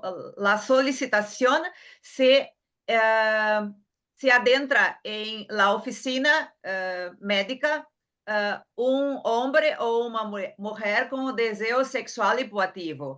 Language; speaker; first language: Spanish; non-native, learner; Portuguese